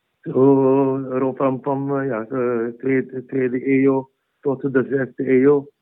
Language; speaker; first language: Dutch; non-native, fluent; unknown